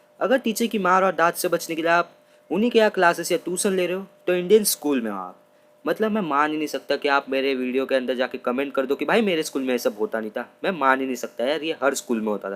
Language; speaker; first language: Hindi; non-native, local second language; Marathi